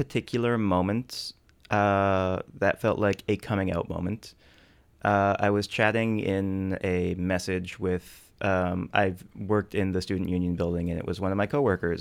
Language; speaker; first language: English; native; English